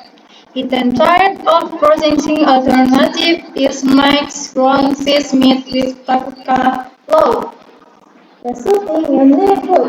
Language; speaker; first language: English; non-native, learner; Indonesian